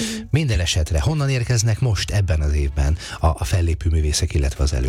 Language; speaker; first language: Hungarian; native; Hungarian